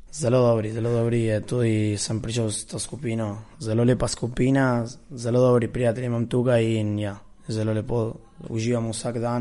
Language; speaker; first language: Slovenian; early bilingual, heritage; Spanish